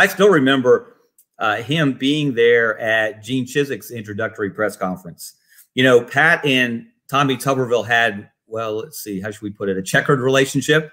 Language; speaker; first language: English; native; English